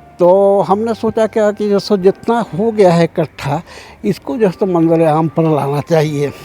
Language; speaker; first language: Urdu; native; Urdu